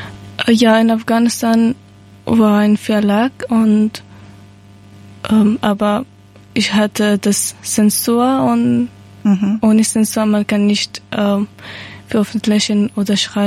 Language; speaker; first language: German; non-native, learner; Persian